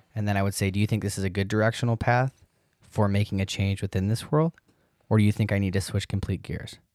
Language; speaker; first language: English; native; English